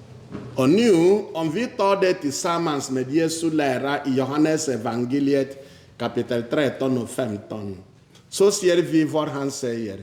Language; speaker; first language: Swedish; non-native, fluent; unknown